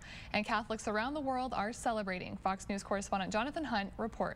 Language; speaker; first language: English; native; English